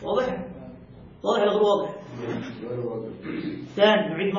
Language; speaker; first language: Arabic; native; Arabic